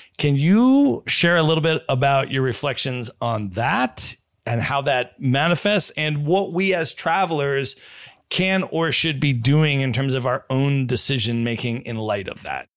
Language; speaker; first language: English; native; English